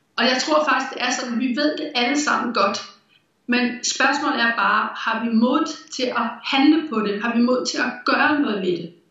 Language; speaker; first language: Danish; native; Danish